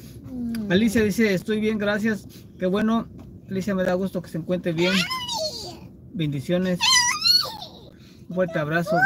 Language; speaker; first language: Spanish; native; Spanish